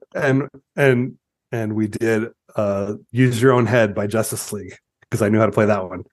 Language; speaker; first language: English; native; English